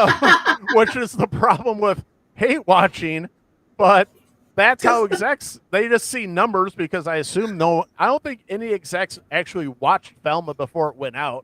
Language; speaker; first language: English; native; English